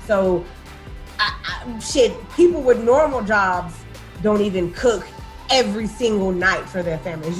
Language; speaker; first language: English; native; English